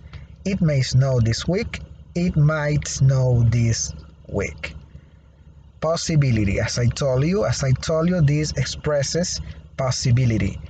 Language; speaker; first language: English; non-native, fluent; Spanish